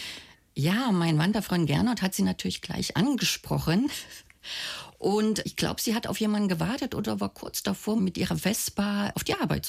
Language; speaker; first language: German; native; German